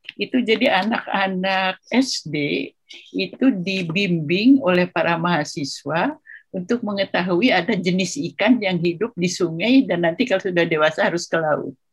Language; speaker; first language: Indonesian; non-native, local second language; Sundanese